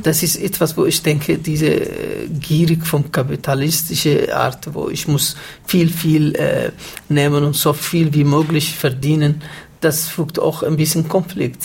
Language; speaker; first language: German; non-native, fluent; Somali